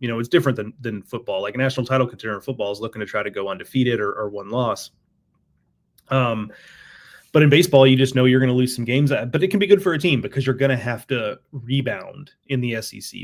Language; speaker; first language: English; native; English